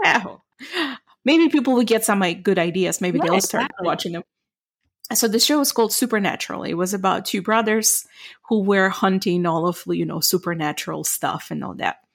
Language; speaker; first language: English; non-native, fluent; Ukrainian